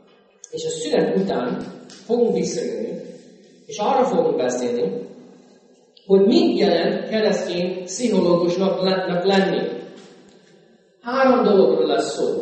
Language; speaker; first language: Hungarian; non-native, fluent; English